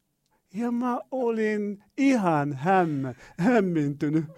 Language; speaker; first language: Finnish; non-native, fluent; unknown